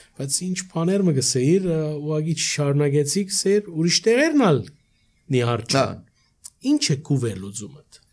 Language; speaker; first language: Armenian; early bilingual, heritage; Armenian